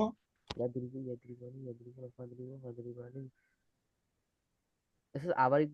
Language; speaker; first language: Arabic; non-native, learner; Bangla